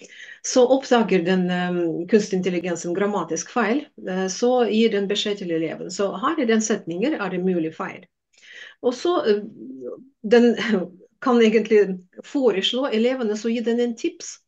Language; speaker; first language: Norwegian; non-native, fluent; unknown